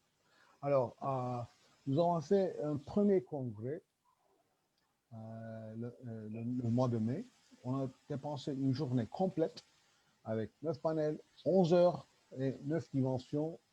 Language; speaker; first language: French; non-native, learner; Turkish